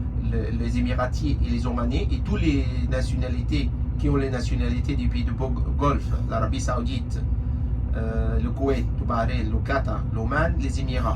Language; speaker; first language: French; non-native, fluent; Arabic